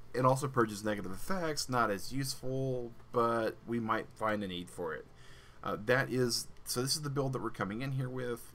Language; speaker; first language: English; native; English